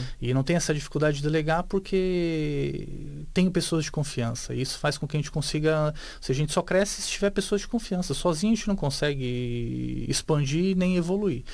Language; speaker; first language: Portuguese; native; Portuguese